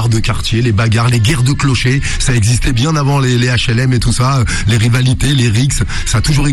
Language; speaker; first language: French; native; French